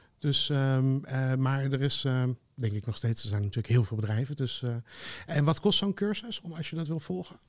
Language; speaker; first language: Dutch; native; Dutch